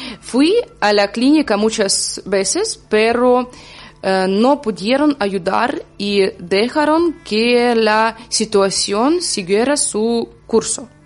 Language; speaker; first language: Spanish; non-native, learner; Ukrainian